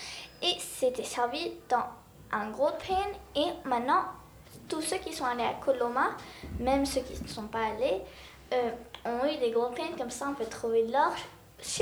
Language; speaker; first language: French; early bilingual, heritage; French